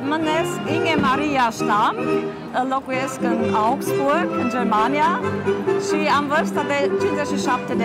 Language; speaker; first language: Romanian; non-native, local second language; German